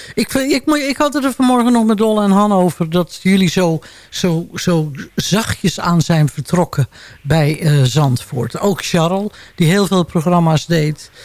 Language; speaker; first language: Dutch; native; Dutch